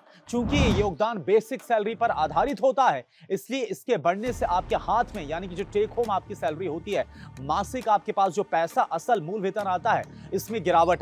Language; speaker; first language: Hindi; native; Hindi